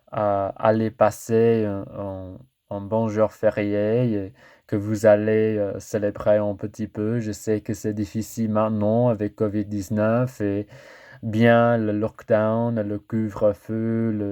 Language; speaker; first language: French; non-native, learner; English